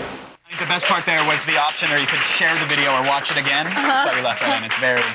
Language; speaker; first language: English; native; English